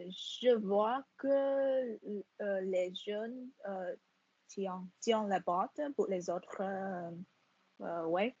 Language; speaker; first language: French; non-native, fluent; Vietnamese